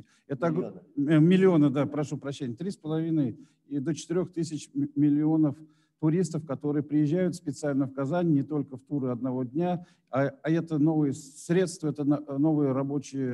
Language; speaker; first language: Russian; native; Russian